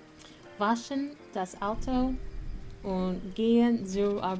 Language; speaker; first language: German; non-native, learner; English